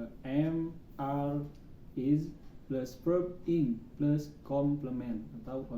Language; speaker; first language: English; non-native, learner; Sundanese